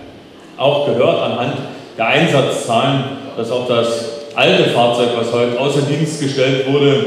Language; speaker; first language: German; native; German